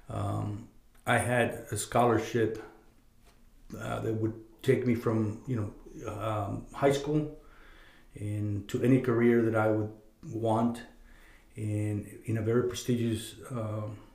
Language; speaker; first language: English; non-native, fluent; Spanish